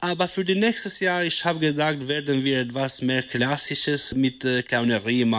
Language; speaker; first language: German; non-native, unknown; Albanian